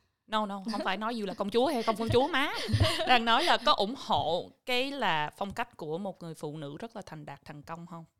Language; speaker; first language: Vietnamese; early bilingual, heritage; Vietnamese